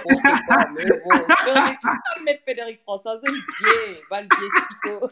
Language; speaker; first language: French; non-native, local second language; Morisyen